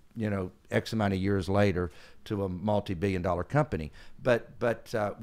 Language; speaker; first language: English; native; English